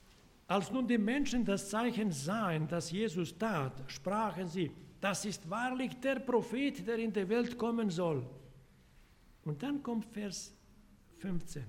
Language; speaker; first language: German; non-native, fluent; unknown